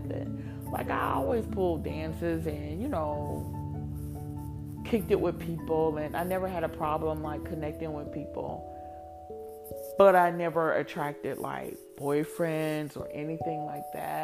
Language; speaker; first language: English; native; English